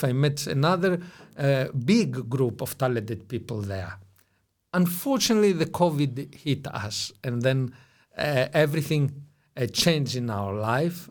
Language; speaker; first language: English; non-native, fluent; Greek